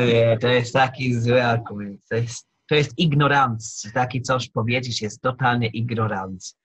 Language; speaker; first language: Polish; non-native, learner; German